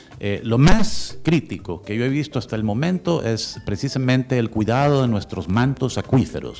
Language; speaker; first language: Spanish; native; Spanish